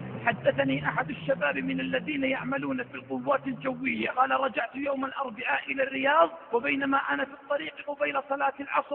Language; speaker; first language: Arabic; native; Arabic